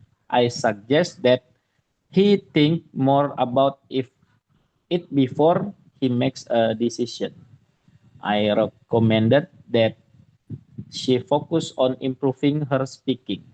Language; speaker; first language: English; non-native, learner; Indonesian